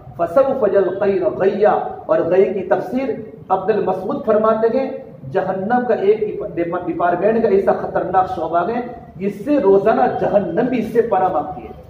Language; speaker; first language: Urdu; non-native, local second language; Gujarati